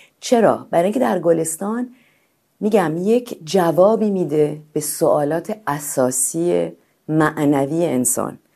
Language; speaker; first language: Persian; native; Persian